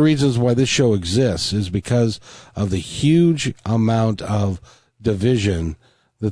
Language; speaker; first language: English; native; English